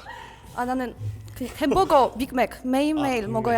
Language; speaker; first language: Korean; non-native, learner; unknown